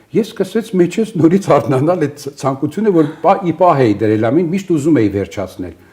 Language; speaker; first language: Armenian; early bilingual, other home language; Italian